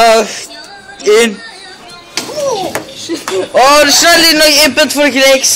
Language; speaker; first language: Dutch; early bilingual, other home language; Turkish